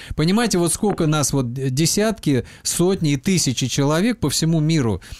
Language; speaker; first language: Russian; native; Russian